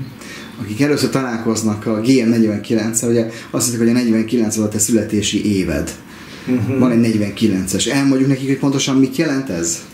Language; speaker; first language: Hungarian; native; Hungarian